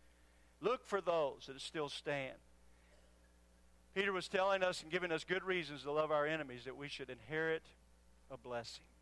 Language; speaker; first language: English; native; English